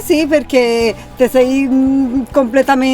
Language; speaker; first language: Italian; non-native, fluent; Spanish